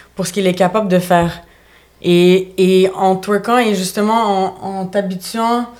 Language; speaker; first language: French; native; French